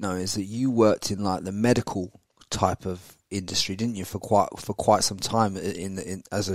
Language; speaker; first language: English; native; English